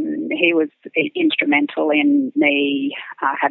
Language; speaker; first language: English; native; English